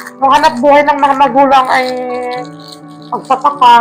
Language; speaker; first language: Filipino; non-native, local second language; Iloko